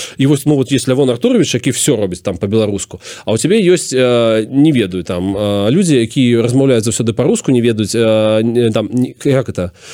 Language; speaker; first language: Belarusian; non-native, local second language; Russian